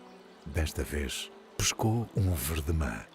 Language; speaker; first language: Portuguese; native; Portuguese